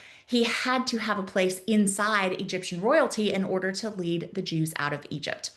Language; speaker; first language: English; native; English